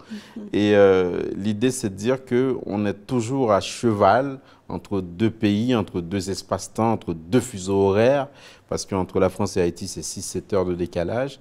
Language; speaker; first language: French; non-native, local second language; Haitian Creole